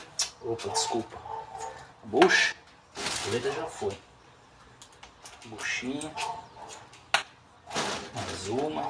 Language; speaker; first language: Portuguese; native; Portuguese